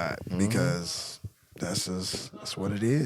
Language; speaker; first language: English; native; English